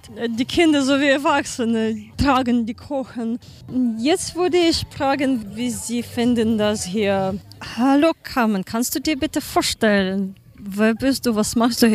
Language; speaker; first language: German; non-native, learner; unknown